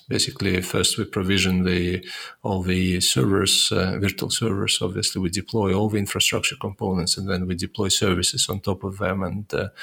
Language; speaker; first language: English; non-native, fluent; Estonian